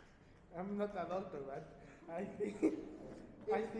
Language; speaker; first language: English; non-native, fluent; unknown